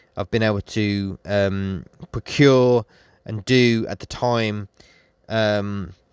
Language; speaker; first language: English; native; English